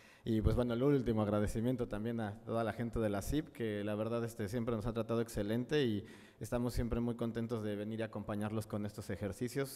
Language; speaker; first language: Spanish; native; Spanish